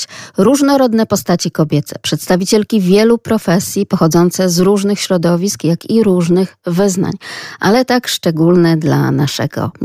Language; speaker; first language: Polish; native; Polish